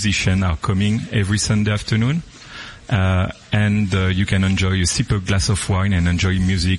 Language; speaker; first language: English; non-native, fluent; French